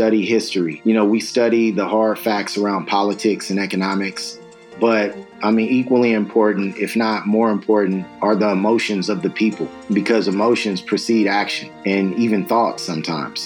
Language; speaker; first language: English; native; English